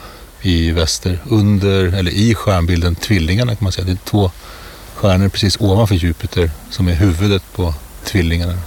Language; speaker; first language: Swedish; native; Swedish